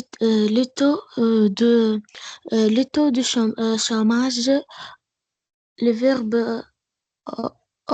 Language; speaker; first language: French; non-native, learner; Arabic